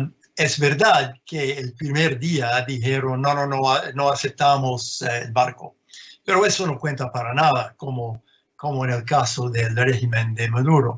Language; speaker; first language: Spanish; non-native, fluent; English